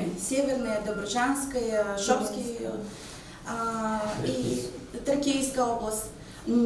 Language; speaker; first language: Russian; non-native, learner; Bulgarian